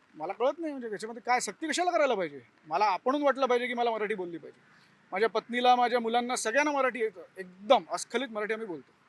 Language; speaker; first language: Marathi; non-native, local second language; Gujarati